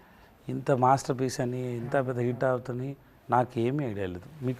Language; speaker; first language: Telugu; non-native, learner; Tamil